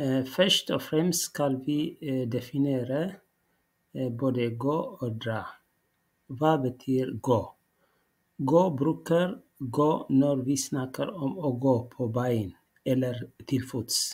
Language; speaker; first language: Norwegian; non-native, learner; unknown